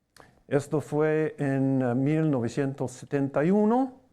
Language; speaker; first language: Spanish; non-native, fluent; English